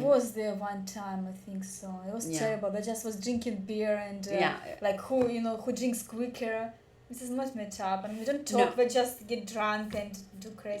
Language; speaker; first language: English; non-native, learner; Russian